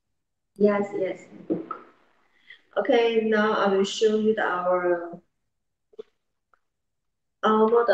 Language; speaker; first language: English; non-native, learner; Chinese